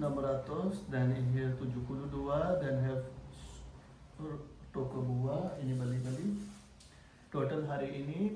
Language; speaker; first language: Indonesian; non-native, learner; Urdu